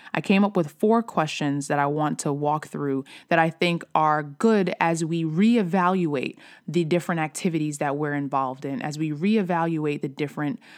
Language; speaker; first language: English; native; English